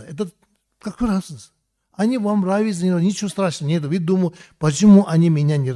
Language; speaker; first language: Russian; non-native, learner; Tibetan